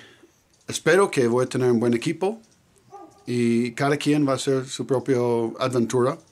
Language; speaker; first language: Spanish; non-native, fluent; English